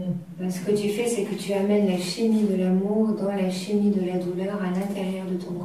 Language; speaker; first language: French; native; French